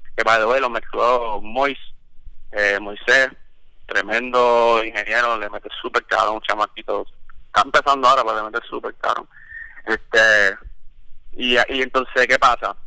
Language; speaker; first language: Spanish; early bilingual, heritage; Spanish